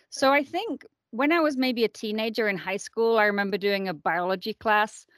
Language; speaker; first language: English; native; English